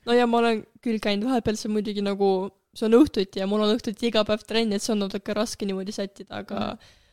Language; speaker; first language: Estonian; non-native, local second language; Russian